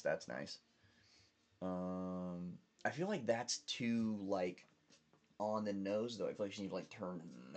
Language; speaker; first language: English; native; English